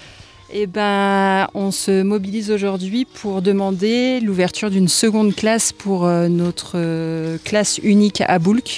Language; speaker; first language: French; native; French